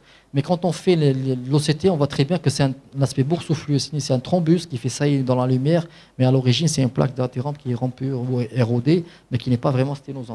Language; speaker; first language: French; non-native, local second language; Arabic